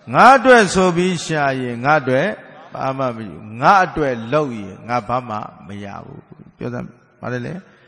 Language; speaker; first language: Burmese; native; Burmese